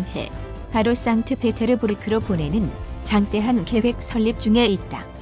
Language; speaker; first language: Korean; native; Korean